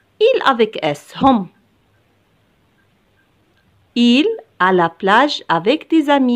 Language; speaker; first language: French; non-native, local second language; Arabic